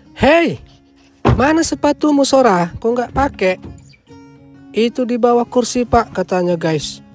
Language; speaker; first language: Indonesian; native; Indonesian